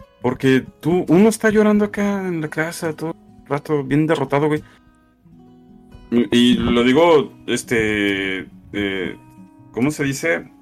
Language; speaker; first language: Spanish; native; Spanish